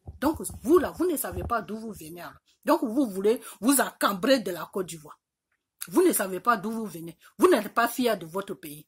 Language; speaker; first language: French; native; French